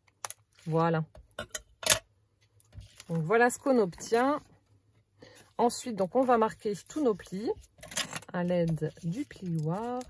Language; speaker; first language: French; native; French